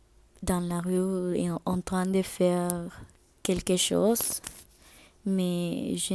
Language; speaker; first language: French; non-native, learner; Spanish